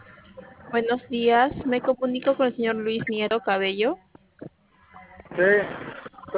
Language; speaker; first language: Spanish; native; Spanish